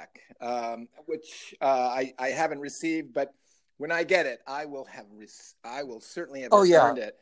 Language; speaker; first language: English; native; English